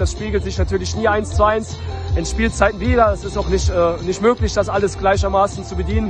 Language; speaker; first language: German; native; German